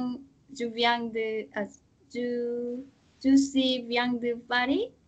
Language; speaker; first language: French; non-native, learner; Korean